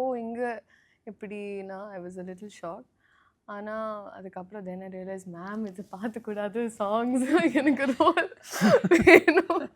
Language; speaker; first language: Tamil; non-native, learner; Telugu